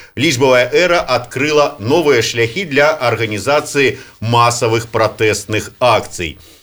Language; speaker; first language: Belarusian; native; Belarusian